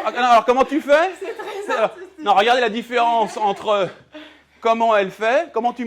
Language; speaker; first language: French; native; French